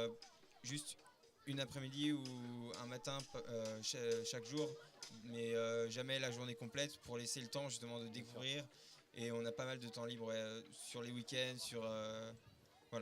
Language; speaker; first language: French; native; French